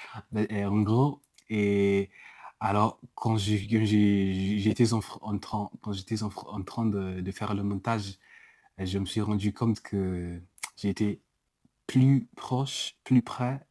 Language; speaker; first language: French; non-native, learner; English